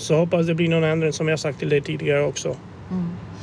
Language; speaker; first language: Swedish; non-native, fluent; Albanian